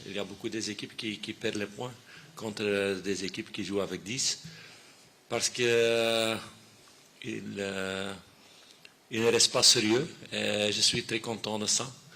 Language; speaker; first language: French; non-native, fluent; Dutch